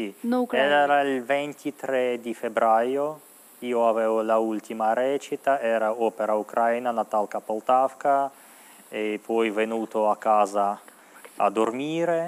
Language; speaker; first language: Italian; non-native, fluent; Ukrainian